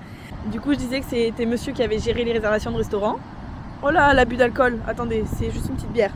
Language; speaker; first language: French; native; French